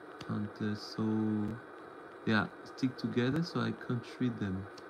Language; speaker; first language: English; non-native, fluent; French